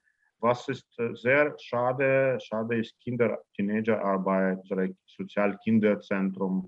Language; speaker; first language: German; non-native, learner; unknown